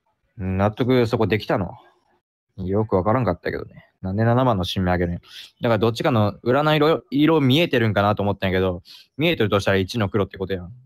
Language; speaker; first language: Japanese; native; Japanese